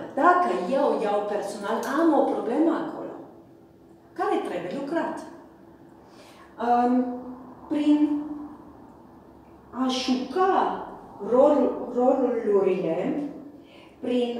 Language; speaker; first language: Romanian; non-native, fluent; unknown